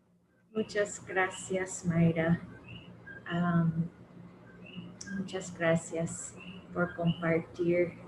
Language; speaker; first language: Spanish; non-native, fluent; English